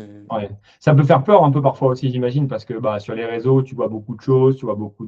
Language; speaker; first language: French; native; French